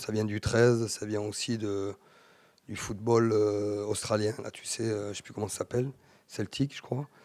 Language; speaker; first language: French; native; French